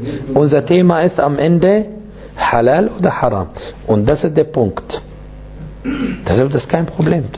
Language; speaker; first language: German; non-native, fluent; Arabic